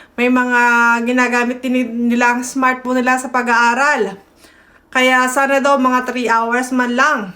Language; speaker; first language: Filipino; native; Filipino